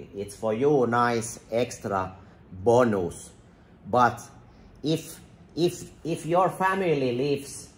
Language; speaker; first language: English; non-native, fluent; Finnish